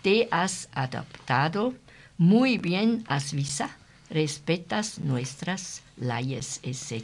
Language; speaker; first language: Spanish; non-native, learner; German